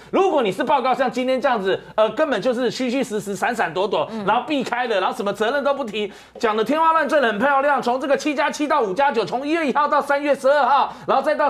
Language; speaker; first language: Chinese; native; Chinese